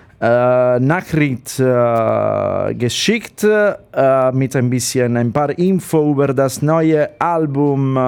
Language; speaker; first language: German; non-native, learner; Italian